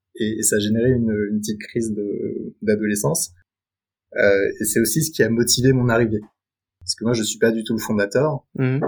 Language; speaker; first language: French; native; French